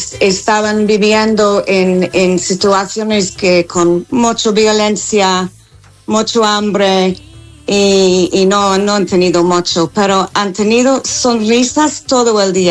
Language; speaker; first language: Spanish; non-native, learner; English